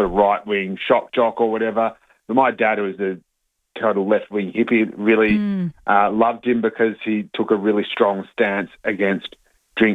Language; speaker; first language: English; native; English